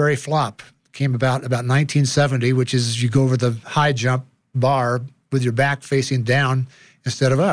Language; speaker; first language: English; native; English